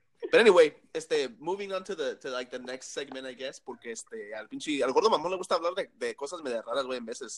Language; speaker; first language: Spanish; early bilingual, heritage; Spanish